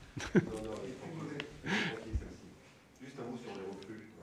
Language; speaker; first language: French; native; French